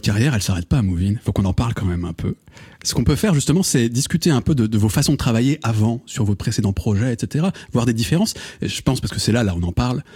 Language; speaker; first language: French; native; French